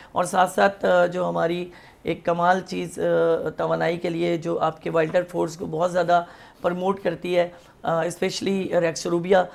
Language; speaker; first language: Urdu; native; Urdu